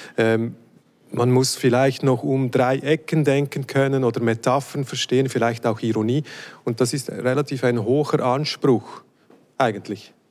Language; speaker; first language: German; native; German